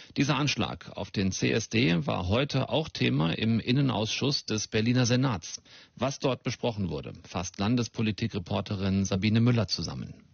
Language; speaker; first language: German; native; German